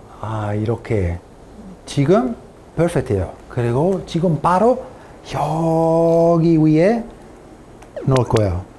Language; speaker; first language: Korean; non-native, learner; Italian